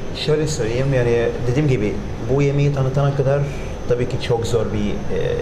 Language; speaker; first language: Turkish; non-native, fluent; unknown